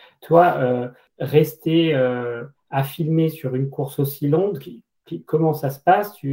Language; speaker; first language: French; native; French